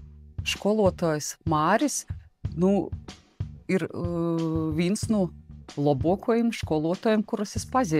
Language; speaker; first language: Latvian; non-native, local second language; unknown